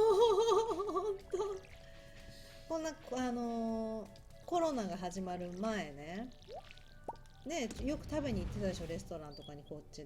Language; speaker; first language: Japanese; native; Japanese